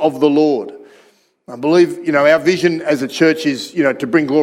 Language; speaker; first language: English; native; English